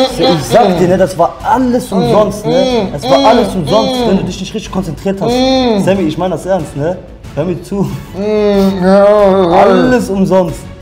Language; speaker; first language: German; early bilingual, other home language; Turkish